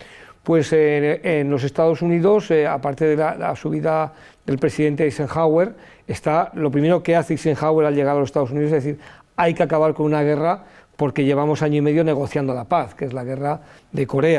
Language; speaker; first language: Spanish; native; Spanish